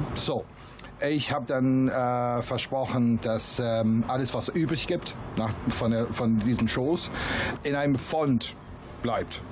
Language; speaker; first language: German; non-native, fluent; English